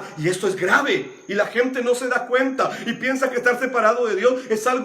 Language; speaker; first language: Spanish; native; Spanish